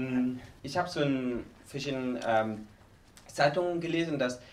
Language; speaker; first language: German; non-native, learner; Spanish